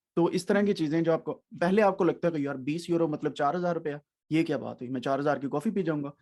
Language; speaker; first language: Urdu; native; Urdu